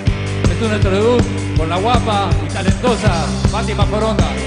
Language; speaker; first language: Spanish; native; Spanish